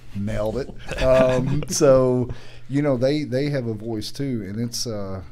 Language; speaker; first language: English; native; English